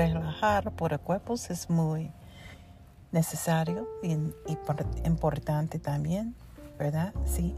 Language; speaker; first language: Spanish; non-native, learner; English